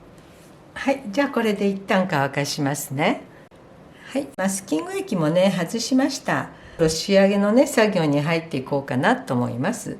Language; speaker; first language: Japanese; native; Japanese